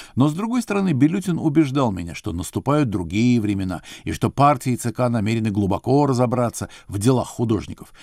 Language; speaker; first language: Russian; native; Russian